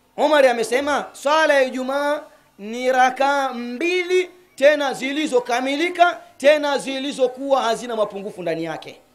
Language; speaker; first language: Swahili; native; Swahili